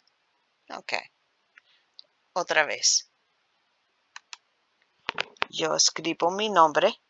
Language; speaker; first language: Spanish; non-native, learner; English